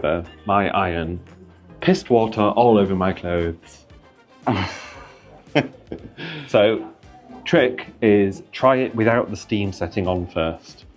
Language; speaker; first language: English; native; English